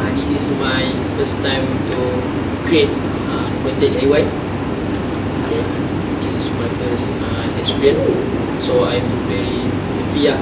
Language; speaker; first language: English; non-native, local second language; Malay